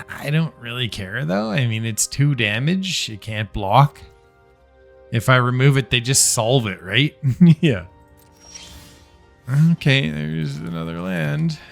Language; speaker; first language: English; native; English